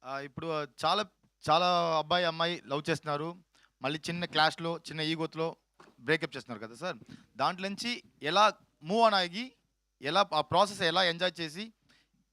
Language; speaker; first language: Telugu; non-native, learner; Tamil